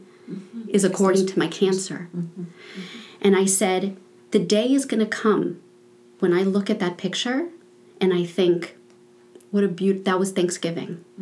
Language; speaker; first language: English; native; English